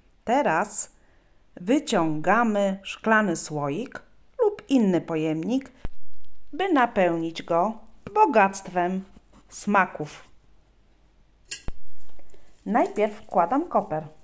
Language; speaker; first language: Polish; native; Polish